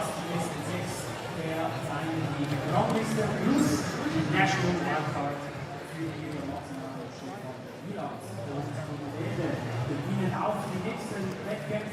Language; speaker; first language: German; native; German